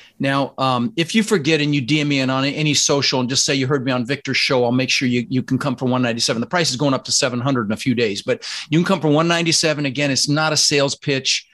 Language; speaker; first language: English; early bilingual, other home language; Dutch